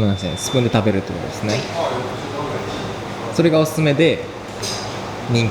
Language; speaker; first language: Japanese; native; Japanese